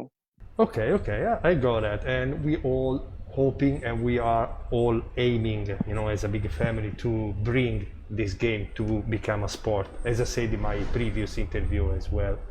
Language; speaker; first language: English; non-native, fluent; Italian